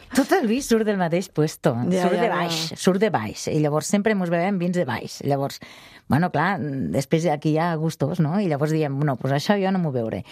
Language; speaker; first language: Catalan; native; Catalan